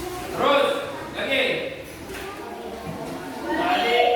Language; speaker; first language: Indonesian; native; Indonesian